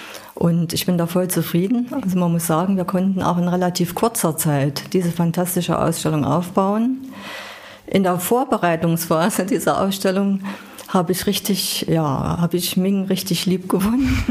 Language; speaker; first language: German; native; German